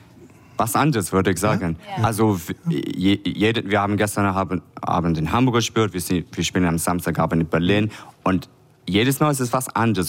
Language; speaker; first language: German; non-native, fluent; English